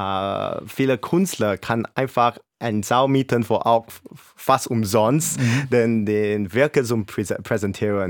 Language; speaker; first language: German; non-native, fluent; English